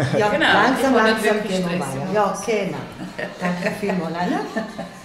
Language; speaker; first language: German; non-native, learner; Portuguese